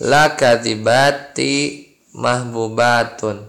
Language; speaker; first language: Arabic; non-native, fluent; Indonesian